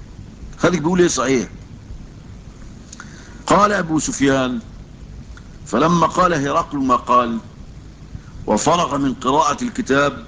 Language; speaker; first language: Arabic; native; Arabic